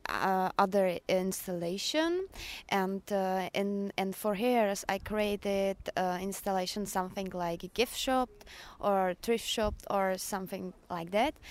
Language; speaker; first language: English; non-native, learner; Czech